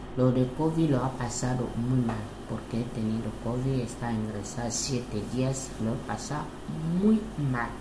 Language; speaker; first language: Spanish; non-native, local second language; Fang